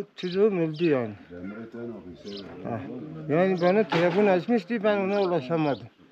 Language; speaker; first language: Turkish; non-native, local second language; Kurdish